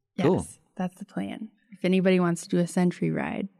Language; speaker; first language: English; native; English